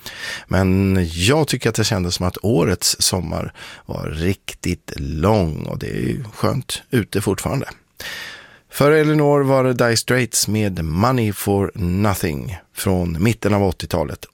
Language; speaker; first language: Swedish; native; Swedish